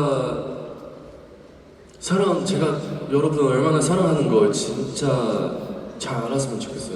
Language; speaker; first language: Korean; non-native, learner; Chinese